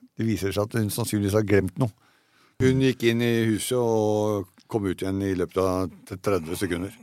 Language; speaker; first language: Norwegian; native; Norwegian